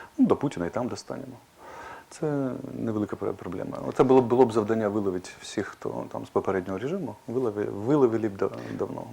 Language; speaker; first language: Ukrainian; non-native, local second language; Russian